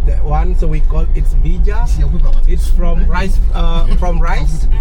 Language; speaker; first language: English; non-native, learner; Indonesian